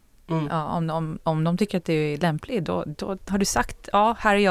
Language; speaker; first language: Swedish; early bilingual, heritage; Swedish